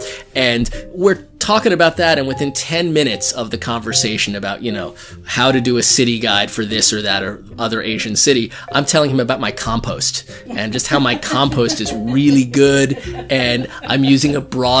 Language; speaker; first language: English; native; English